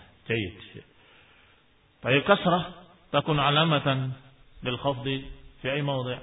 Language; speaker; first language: Arabic; non-native, fluent; Indonesian